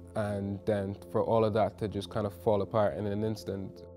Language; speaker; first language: English; native; English